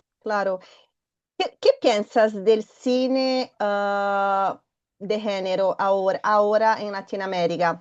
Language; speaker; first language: Spanish; non-native, fluent; Portuguese